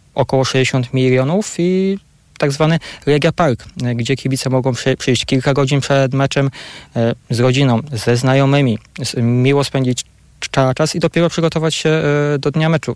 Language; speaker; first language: Polish; native; Polish